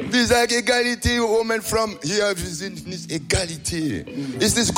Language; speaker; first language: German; non-native, learner; French